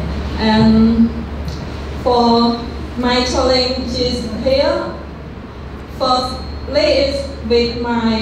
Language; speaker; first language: English; non-native, learner; Khmer